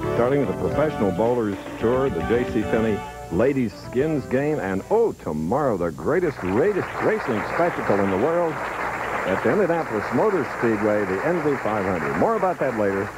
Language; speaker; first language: English; native; English